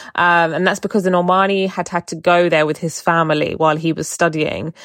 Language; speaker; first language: English; native; English